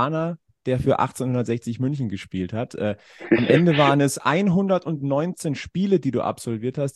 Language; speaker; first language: German; native; German